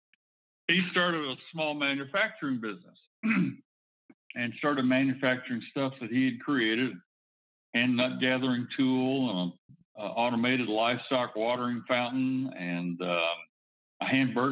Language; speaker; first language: English; native; English